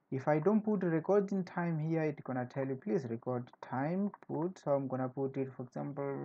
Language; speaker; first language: English; non-native, fluent; Portuguese